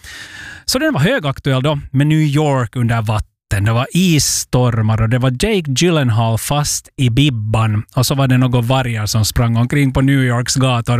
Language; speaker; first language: Swedish; native; Swedish